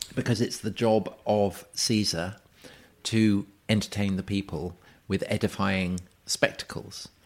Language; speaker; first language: English; native; English